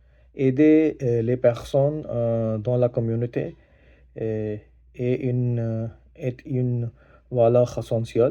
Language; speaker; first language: French; non-native, learner; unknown